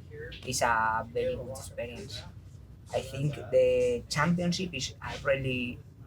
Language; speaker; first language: English; non-native, learner; Spanish